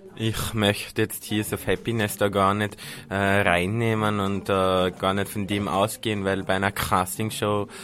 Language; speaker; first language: German; native; German